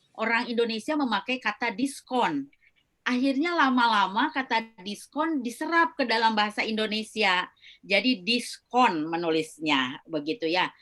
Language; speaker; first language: Indonesian; native; Indonesian